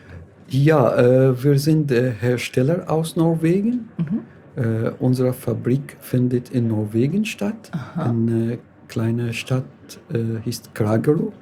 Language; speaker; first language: German; non-native, fluent; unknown